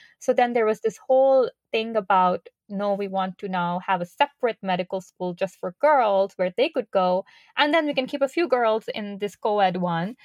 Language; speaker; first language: English; non-native, local second language; Urdu